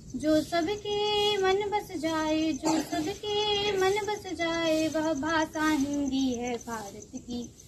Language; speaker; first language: Hindi; native; Hindi